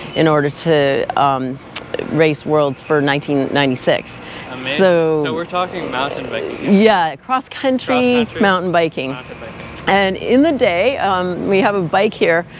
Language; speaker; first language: English; native; English